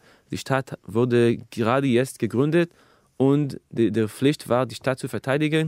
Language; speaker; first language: German; non-native, fluent; Hebrew